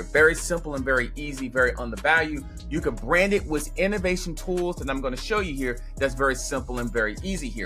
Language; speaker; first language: English; native; English